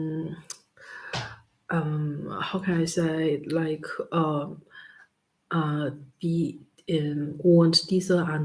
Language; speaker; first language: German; non-native, learner; Chinese